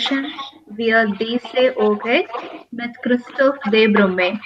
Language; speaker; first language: German; non-native, learner; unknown